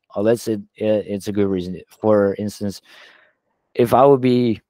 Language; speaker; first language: English; non-native, fluent; Dutch